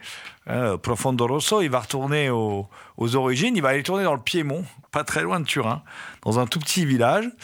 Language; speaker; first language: French; native; French